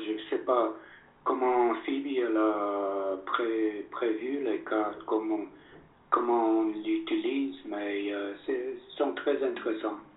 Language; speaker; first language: French; non-native, fluent; English